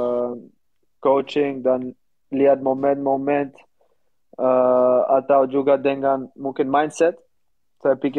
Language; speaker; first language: Indonesian; non-native, learner; Dutch